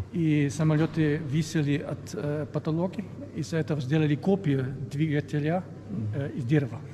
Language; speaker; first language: Russian; non-native, fluent; German